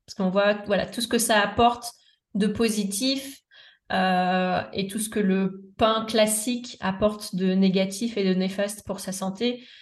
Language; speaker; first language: French; native; French